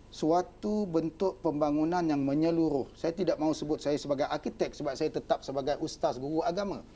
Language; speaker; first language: Malay; non-native, local second language; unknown